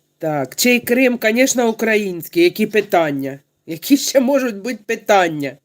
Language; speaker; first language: Ukrainian; non-native, local second language; Russian